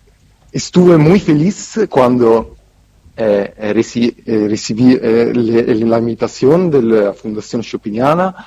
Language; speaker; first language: Spanish; non-native, fluent; Italian